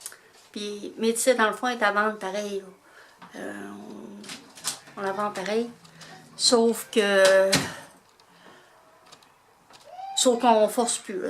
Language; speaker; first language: French; native; French